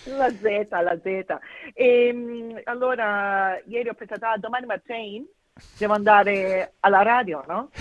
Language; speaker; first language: Italian; early bilingual, heritage; Italian